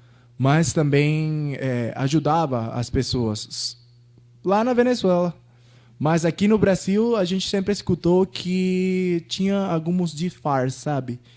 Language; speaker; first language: Portuguese; non-native, fluent; Spanish